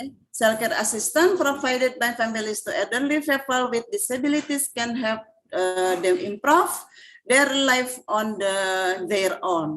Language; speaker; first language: English; non-native, fluent; Indonesian